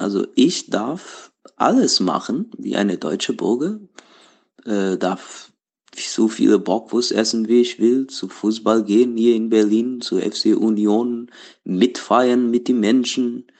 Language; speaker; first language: German; non-native, learner; Portuguese